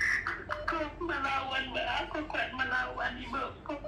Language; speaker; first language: Indonesian; non-native, local second language; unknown